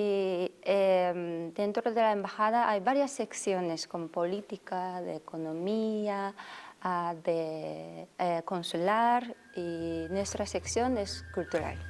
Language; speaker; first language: Spanish; non-native, fluent; Japanese